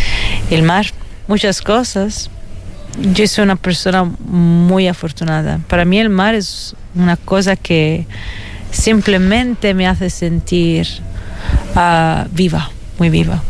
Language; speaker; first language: Spanish; non-native, fluent; Italian